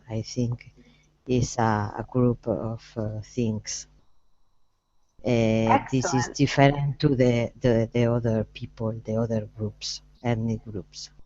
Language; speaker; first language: English; non-native, learner; Spanish